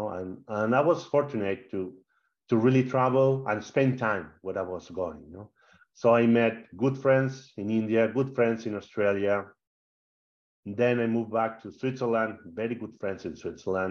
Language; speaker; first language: English; non-native, fluent; Spanish